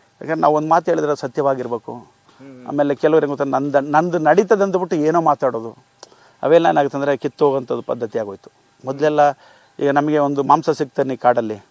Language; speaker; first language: Kannada; native; Kannada